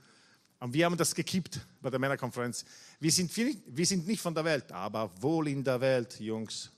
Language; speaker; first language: German; non-native, fluent; Italian